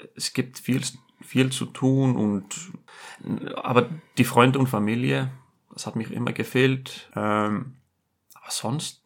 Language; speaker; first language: German; non-native, fluent; Icelandic